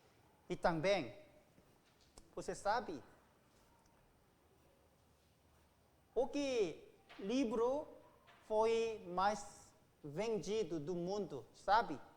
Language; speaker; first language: Portuguese; non-native, fluent; Korean